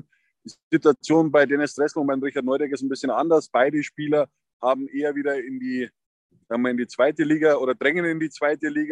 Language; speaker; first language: German; native; German